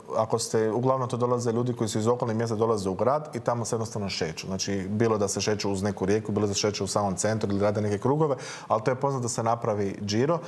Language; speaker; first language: Croatian; early bilingual, other home language; Albanian